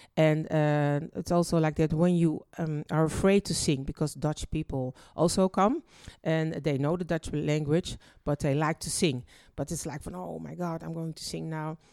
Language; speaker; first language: English; early bilingual, other home language; Dutch